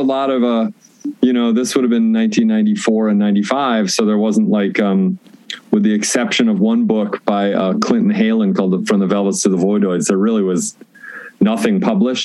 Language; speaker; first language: English; native; English